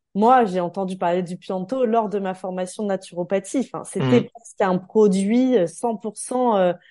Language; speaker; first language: French; native; French